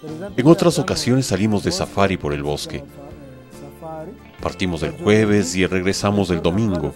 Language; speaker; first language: Spanish; non-native, fluent; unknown